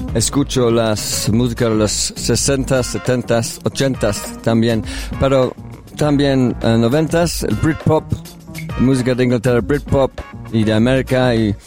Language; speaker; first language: Spanish; non-native, learner; English